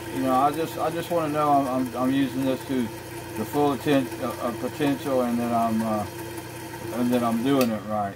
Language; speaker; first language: English; native; English